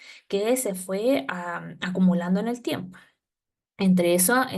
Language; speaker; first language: Spanish; native; Spanish